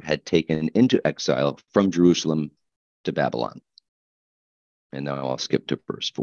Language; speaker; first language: English; native; English